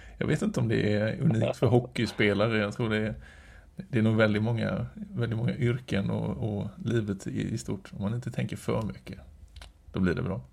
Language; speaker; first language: Swedish; native; Swedish